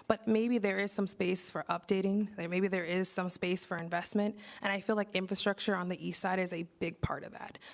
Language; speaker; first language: English; native; English